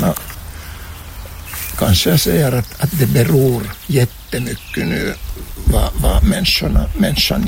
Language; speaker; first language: Swedish; non-native, local second language; Finnish